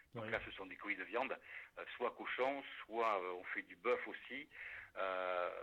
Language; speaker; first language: French; native; French